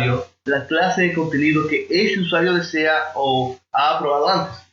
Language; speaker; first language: Spanish; native; Spanish